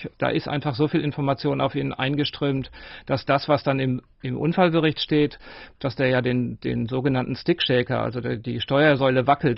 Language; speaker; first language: German; native; German